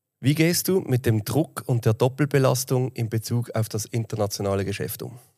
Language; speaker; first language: German; native; German